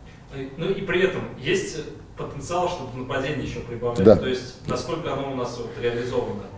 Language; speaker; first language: Russian; native; Russian